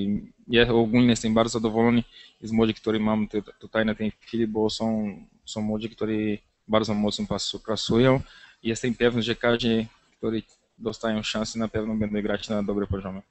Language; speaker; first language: Polish; non-native, learner; Portuguese